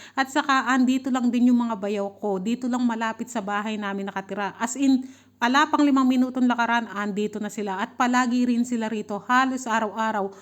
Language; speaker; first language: Filipino; native; Filipino